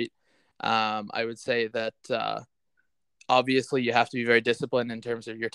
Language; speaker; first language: English; native; English